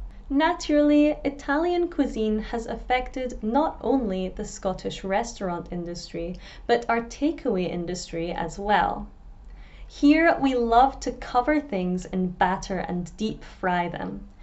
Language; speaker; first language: English; native; English